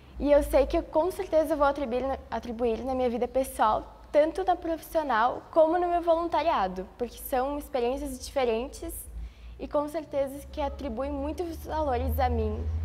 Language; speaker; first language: Portuguese; early bilingual, other home language; Spanish